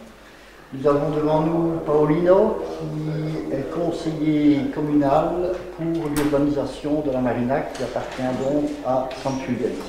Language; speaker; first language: French; native; French